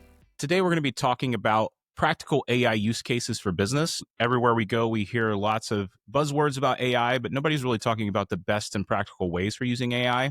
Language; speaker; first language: English; native; English